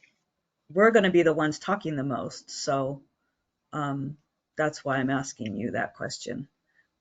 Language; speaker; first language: English; native; English